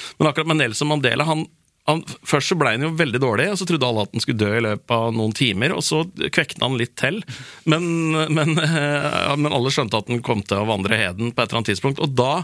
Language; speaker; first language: Norwegian; native; Norwegian